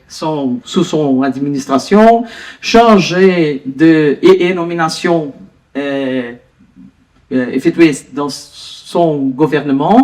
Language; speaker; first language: French; non-native, learner; Portuguese